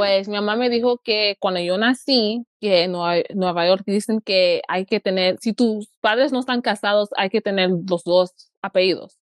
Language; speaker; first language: Spanish; early bilingual, heritage; Spanish